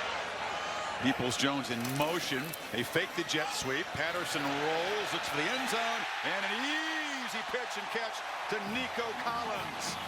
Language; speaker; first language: English; native; English